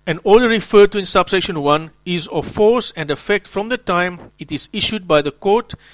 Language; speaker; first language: English; non-native, local second language; Afrikaans